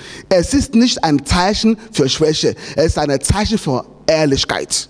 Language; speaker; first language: German; non-native, fluent; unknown